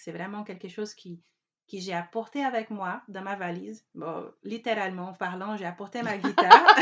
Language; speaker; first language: French; non-native, fluent; Portuguese